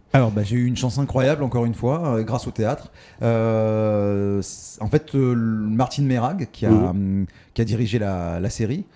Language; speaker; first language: French; native; French